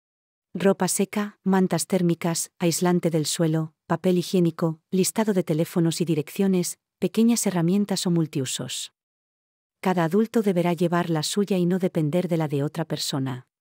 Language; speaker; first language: Spanish; native; Spanish